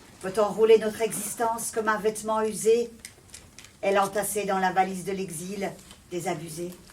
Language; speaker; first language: French; early bilingual, other home language; Persian